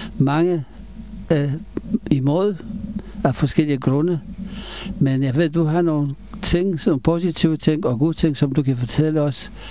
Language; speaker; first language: Danish; non-native, fluent; Hebrew